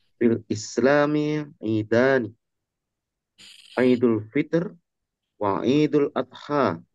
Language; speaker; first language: Arabic; non-native, learner; Indonesian